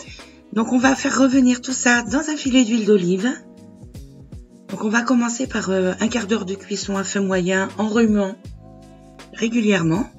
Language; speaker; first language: French; native; French